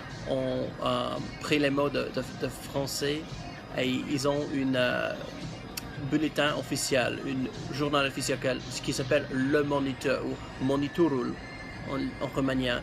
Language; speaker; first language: French; non-native, learner; English